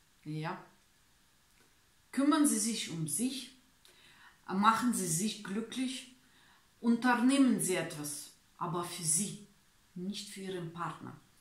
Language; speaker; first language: German; non-native, learner; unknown